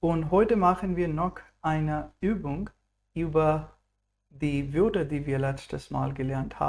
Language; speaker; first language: German; non-native, fluent; English